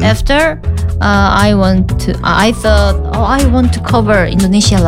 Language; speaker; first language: English; non-native, learner; Korean